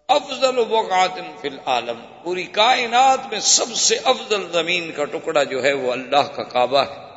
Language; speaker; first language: Urdu; native; Urdu